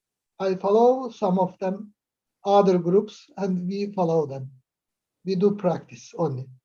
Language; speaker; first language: English; non-native, learner; Turkish